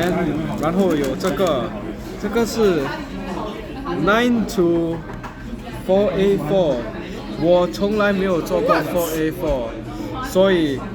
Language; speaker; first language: Chinese; non-native, learner; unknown